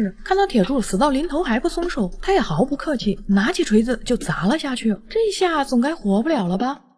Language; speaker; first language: Chinese; native; Chinese